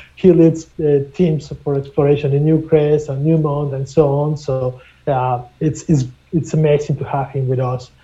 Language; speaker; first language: English; non-native, fluent; Spanish